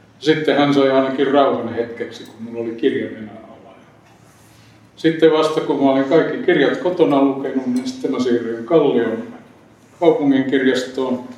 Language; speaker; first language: Finnish; native; Finnish